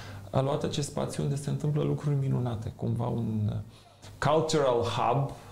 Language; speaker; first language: Romanian; non-native, fluent; Macedonian